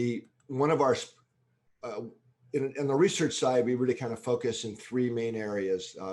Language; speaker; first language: English; native; English